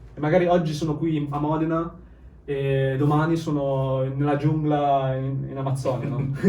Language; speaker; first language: Italian; early bilingual, other home language; Chinese